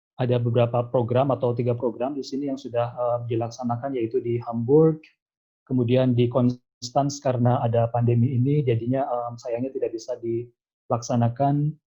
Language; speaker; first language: Indonesian; native; Indonesian